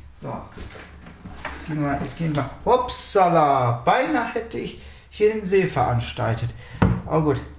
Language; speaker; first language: German; native; German